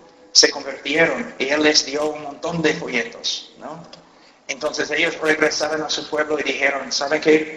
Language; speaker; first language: Spanish; non-native, fluent; English